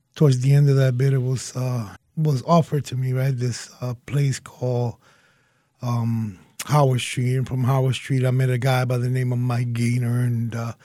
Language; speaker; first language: English; early bilingual, other home language; Spanish